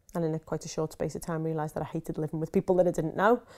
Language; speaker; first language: English; native; English